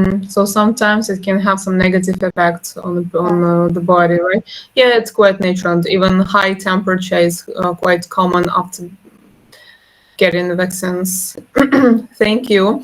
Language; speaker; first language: English; non-native, fluent; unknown